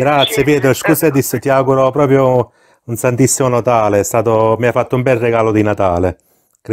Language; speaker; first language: Italian; native; Italian